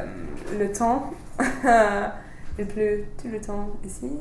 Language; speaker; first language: French; non-native, fluent; English